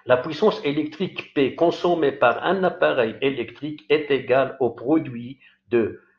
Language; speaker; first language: French; non-native, local second language; Arabic